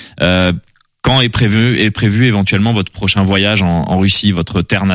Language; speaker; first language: French; native; French